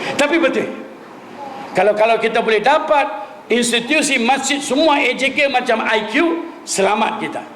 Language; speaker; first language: Malay; non-native, local second language; Min Nan Chinese